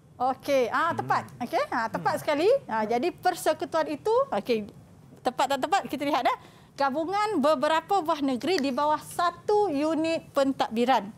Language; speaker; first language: Malay; native; Malay